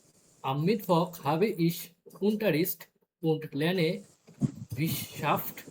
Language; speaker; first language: German; non-native, fluent; Bangla